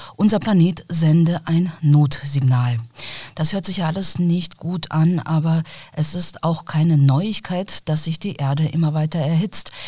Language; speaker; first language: German; native; German